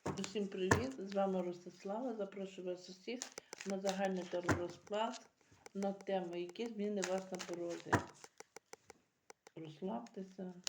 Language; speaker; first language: Ukrainian; native; Ukrainian